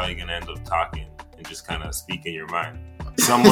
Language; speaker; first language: English; native; English